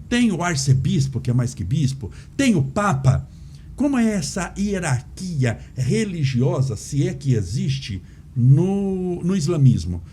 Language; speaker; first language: Portuguese; native; Portuguese